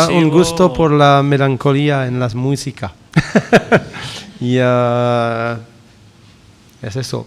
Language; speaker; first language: Spanish; non-native, learner; French